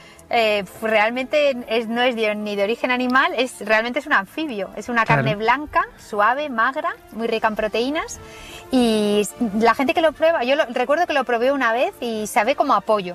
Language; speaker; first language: Spanish; native; Spanish